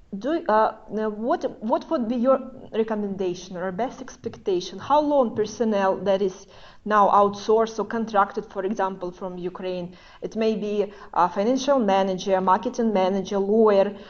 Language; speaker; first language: English; non-native, fluent; Russian